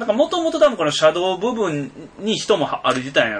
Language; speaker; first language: Japanese; native; Japanese